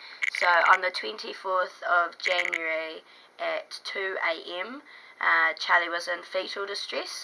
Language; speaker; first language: English; native; English